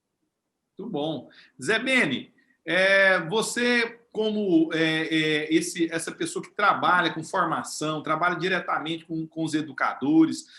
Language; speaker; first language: Portuguese; native; Portuguese